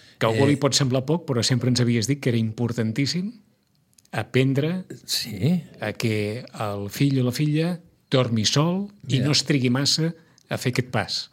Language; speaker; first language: Catalan; native; Catalan